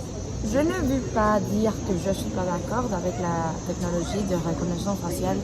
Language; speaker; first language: French; non-native, learner; Spanish